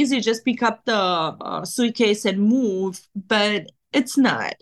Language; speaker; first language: English; non-native, fluent; Serbian